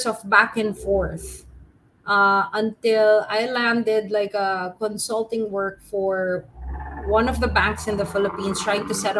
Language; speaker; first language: English; non-native, local second language; Filipino